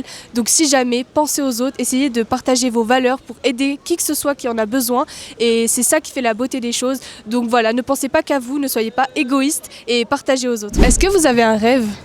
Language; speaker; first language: French; native; French